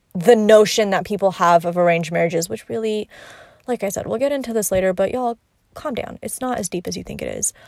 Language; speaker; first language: English; native; English